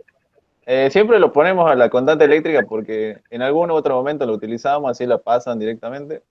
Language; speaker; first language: Spanish; native; Spanish